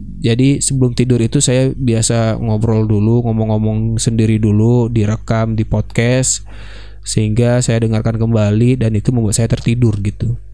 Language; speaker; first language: Indonesian; non-native, local second language; Minangkabau